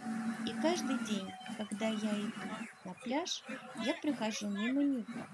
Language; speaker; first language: Russian; native; Russian